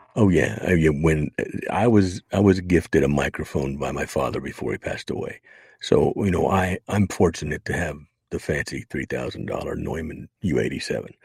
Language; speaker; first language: English; native; English